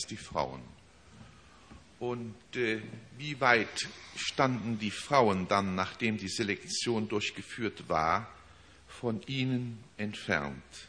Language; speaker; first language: German; native; German